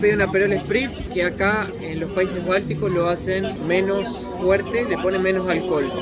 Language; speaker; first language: Spanish; native; Spanish